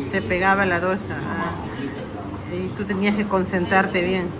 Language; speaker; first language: Spanish; native; Spanish